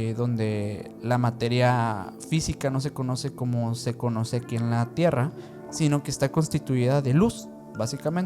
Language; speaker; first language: Spanish; native; Spanish